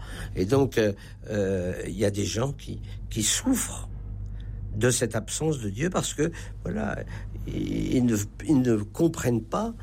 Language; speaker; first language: French; native; French